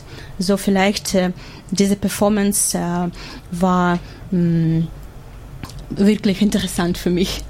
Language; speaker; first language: German; non-native, learner; Ukrainian